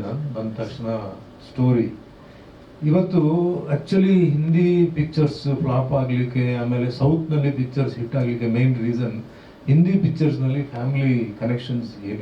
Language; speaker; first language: Kannada; non-native, local second language; Tulu